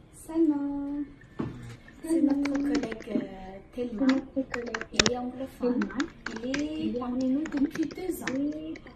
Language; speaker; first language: French; non-native, fluent; Mongolian